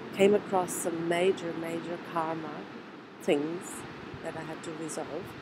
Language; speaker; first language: English; non-native, fluent; German